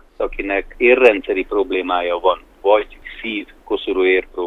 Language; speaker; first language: Hungarian; native; Hungarian